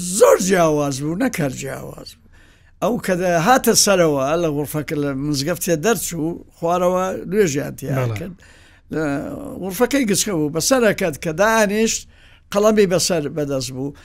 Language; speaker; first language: Central Kurdish; native; Central Kurdish